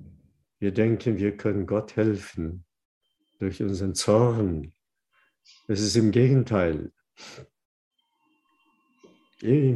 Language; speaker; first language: German; non-native, fluent; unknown